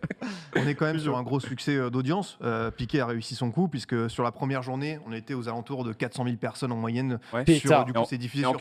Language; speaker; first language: French; native; French